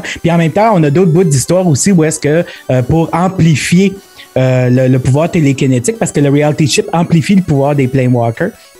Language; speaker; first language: French; native; French